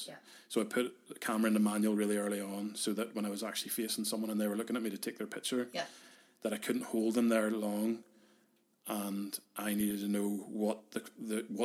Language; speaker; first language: English; native; English